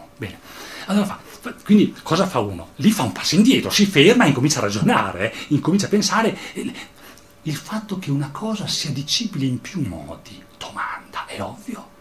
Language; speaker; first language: Italian; native; Italian